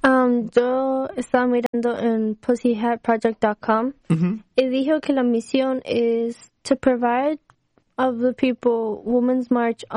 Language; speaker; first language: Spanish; early bilingual, heritage; Spanish